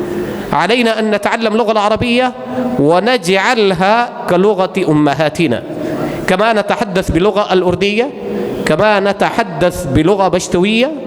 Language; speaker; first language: Arabic; non-native, fluent; Urdu